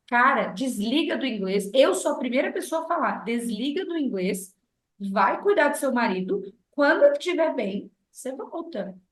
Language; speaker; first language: Portuguese; native; Portuguese